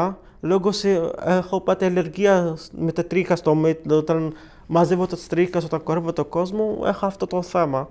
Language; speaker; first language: Greek; early bilingual, other home language; Arabic